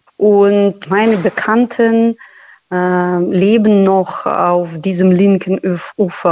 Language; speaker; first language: German; non-native, fluent; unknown